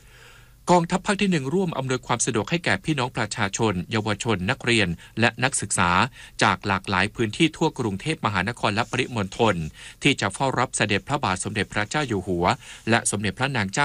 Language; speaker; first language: Thai; native; Thai